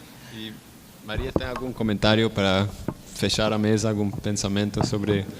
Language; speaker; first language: Portuguese; non-native, learner; Spanish